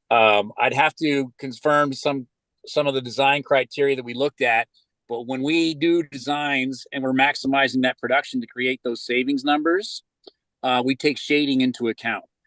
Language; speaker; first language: English; native; English